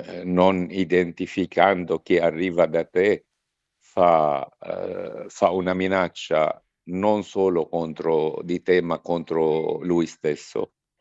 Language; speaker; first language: Italian; non-native, fluent; Arabic